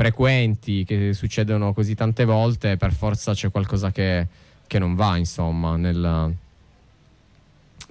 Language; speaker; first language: Italian; native; Italian